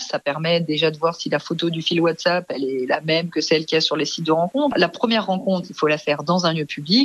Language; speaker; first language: French; native; French